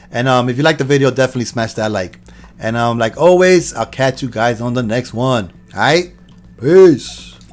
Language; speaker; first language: English; early bilingual, other home language; Spanish